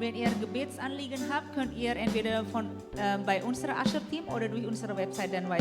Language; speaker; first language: German; non-native, fluent; Indonesian